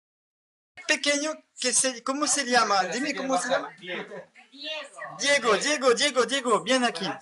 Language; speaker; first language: Spanish; non-native, learner; French